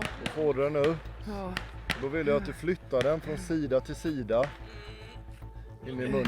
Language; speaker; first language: Swedish; native; Swedish